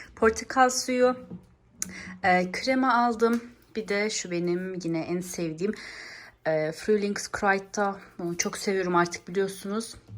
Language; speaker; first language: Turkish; early bilingual, heritage; Turkish